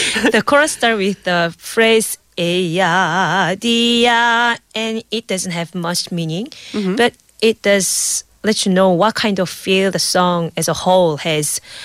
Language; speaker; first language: English; non-native, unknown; Korean